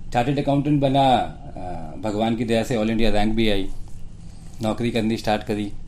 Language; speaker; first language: Hindi; native; Hindi